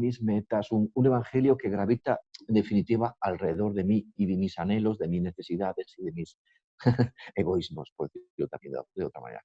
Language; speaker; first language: Spanish; native; Spanish